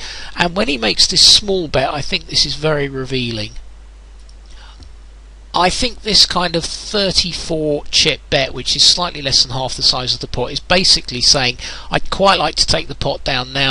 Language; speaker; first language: English; native; English